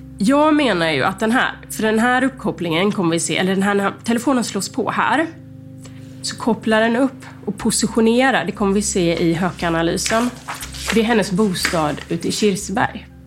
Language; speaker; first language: Swedish; native; Swedish